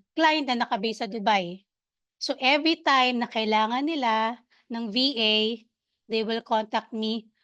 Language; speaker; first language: Filipino; native; Filipino